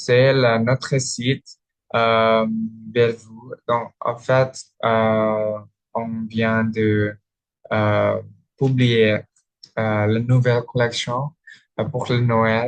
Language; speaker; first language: French; non-native, learner; Indonesian